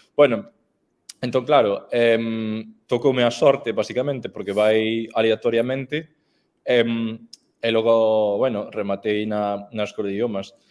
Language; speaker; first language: Galician; non-native, fluent; English